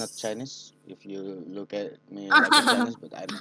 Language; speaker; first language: English; non-native, learner; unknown